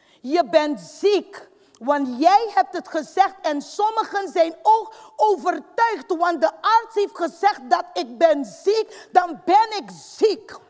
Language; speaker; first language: Dutch; non-native, fluent; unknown